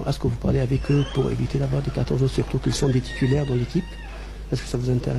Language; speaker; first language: French; non-native, fluent; Arabic